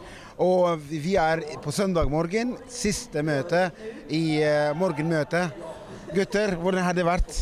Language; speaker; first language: Norwegian; non-native, fluent; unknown